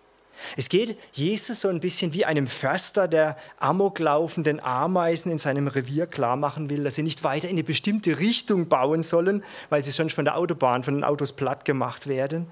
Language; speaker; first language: German; native; German